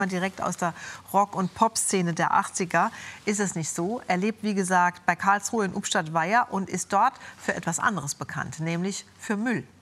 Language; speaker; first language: German; native; German